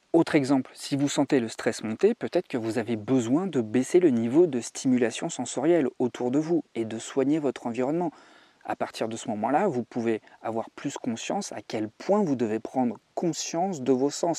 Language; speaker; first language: French; native; French